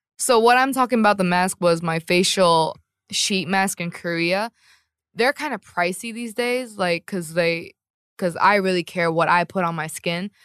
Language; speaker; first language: English; non-native, fluent; Korean